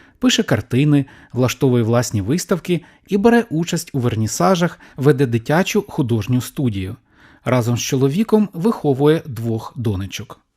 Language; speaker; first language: Ukrainian; native; Ukrainian